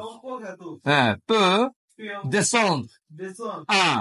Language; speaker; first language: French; non-native, learner; Bangla